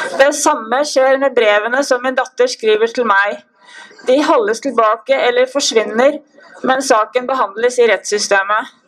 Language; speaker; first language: Norwegian; native; Norwegian